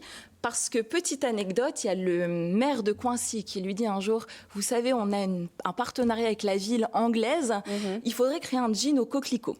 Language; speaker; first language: French; native; French